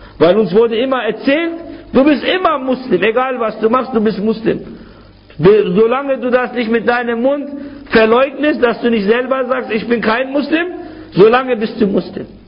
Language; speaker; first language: German; non-native, fluent; Arabic